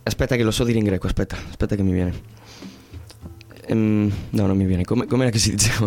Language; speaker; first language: Italian; non-native, fluent; Spanish